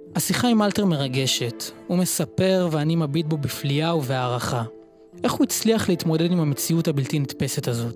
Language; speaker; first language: Hebrew; native; Hebrew